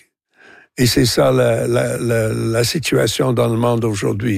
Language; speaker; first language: French; non-native, local second language; English